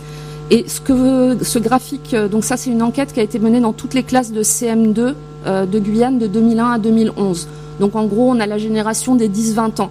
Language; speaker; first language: French; native; French